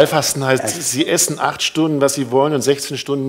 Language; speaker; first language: German; native; German